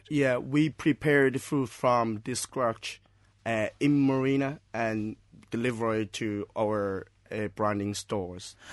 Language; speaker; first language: English; non-native, learner; Chinese